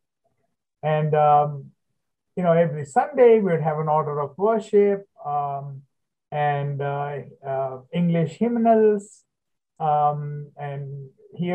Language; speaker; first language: English; non-native, local second language; Telugu